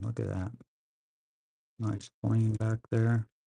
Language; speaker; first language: English; native; English